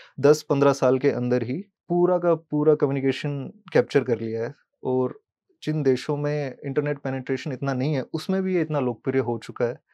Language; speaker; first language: Hindi; native; Hindi